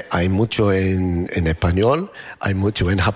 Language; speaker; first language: Spanish; non-native, learner; English